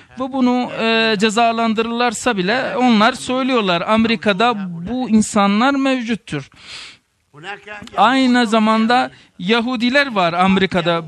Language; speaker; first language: Turkish; non-native, fluent; Arabic